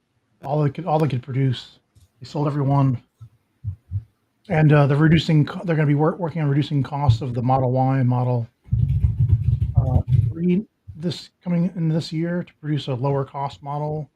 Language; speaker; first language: English; native; English